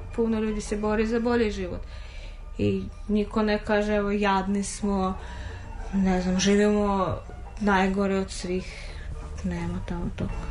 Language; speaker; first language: Serbian; non-native, fluent; Russian